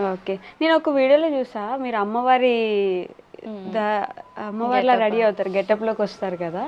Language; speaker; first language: Telugu; native; Telugu